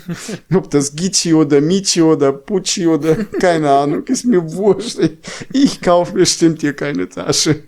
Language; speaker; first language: German; non-native, fluent; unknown